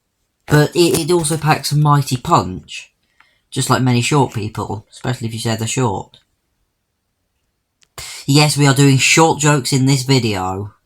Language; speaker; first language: English; native; English